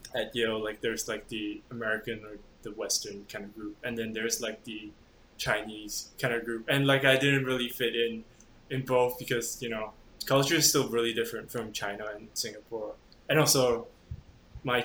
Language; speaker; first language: English; native; English